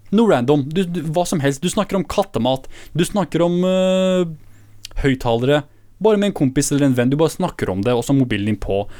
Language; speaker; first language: Norwegian; early bilingual, other home language; Kurdish